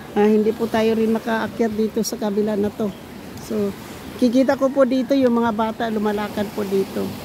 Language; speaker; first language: Filipino; non-native, local second language; Cebuano